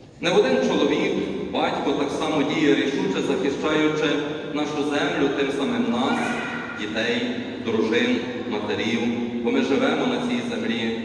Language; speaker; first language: Ukrainian; native; Ukrainian